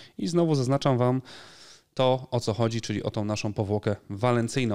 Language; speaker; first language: Polish; native; Polish